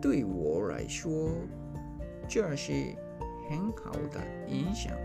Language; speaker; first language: Chinese; non-native, learner; Japanese